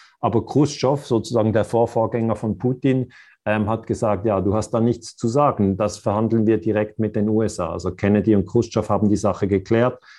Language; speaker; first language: German; native; German